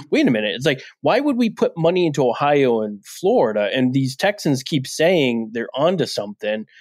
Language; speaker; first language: English; native; English